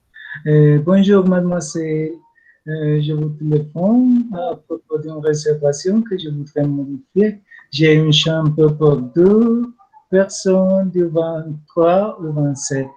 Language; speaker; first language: French; non-native, learner; Spanish